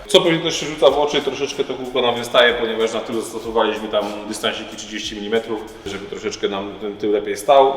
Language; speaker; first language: Polish; native; Polish